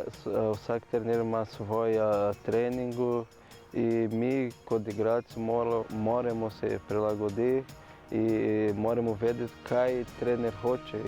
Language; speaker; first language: Slovenian; non-native, learner; Portuguese